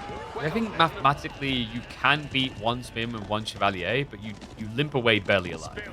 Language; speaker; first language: English; native; English